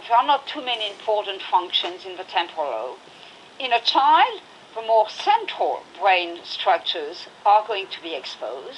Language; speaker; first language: English; non-native, fluent; French